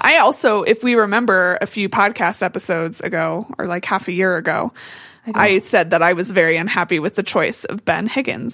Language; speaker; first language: English; native; English